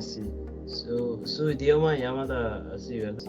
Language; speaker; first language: Spanish; non-native, learner; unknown